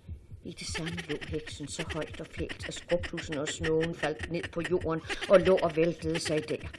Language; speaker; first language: Danish; native; Danish